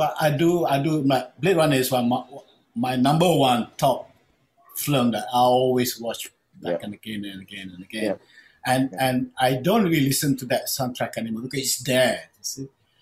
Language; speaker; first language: English; non-native, local second language; Malay